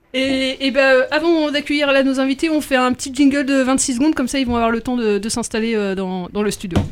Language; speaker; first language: French; native; French